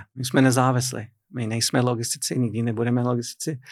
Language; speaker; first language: Czech; non-native, fluent; English